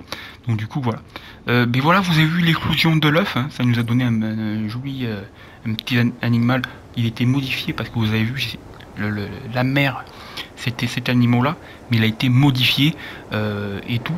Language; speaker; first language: French; native; French